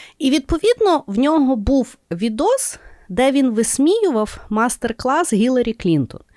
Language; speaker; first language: Ukrainian; native; Ukrainian